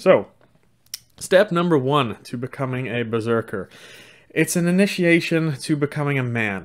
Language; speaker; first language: English; non-native, fluent; Swedish